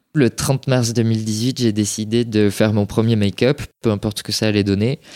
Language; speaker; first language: French; native; French